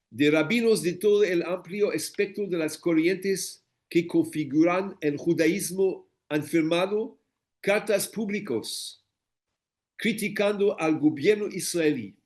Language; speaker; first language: Spanish; non-native, fluent; English